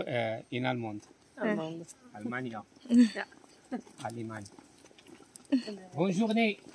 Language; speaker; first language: French; non-native, local second language; Arabic